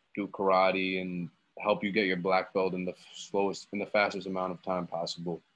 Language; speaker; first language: English; native; English